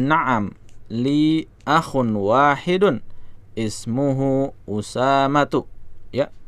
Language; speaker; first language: Arabic; non-native, learner; Indonesian